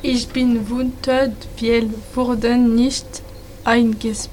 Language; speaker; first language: German; non-native, learner; French